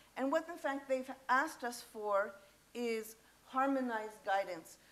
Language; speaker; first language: English; native; English